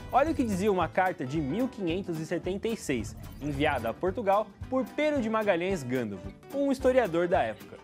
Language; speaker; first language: Portuguese; native; Portuguese